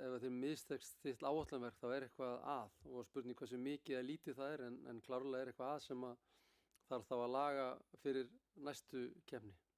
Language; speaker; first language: Icelandic; native; Icelandic